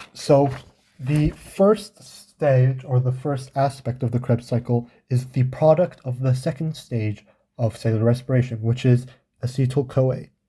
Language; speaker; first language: English; native; English